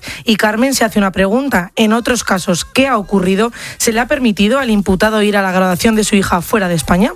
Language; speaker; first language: Spanish; native; Spanish